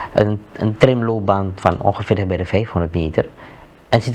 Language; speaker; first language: Dutch; native; Dutch